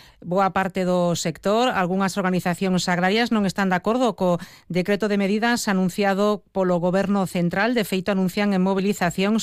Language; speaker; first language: Galician; native; Galician